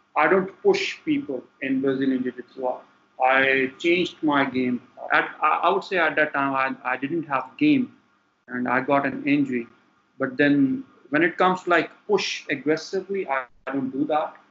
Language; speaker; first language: English; non-native, local second language; Punjabi